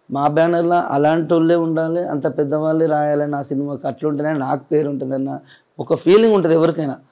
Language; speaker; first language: Telugu; native; Telugu